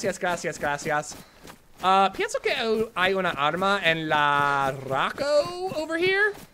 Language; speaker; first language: Spanish; non-native, learner; English